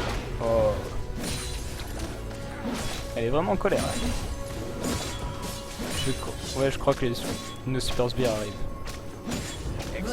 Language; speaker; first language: French; native; French